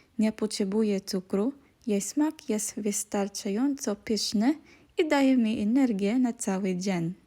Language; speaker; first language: Polish; non-native, learner; Filipino